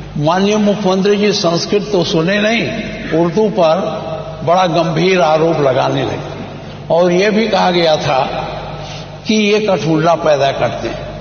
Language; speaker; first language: Hindi; native; Hindi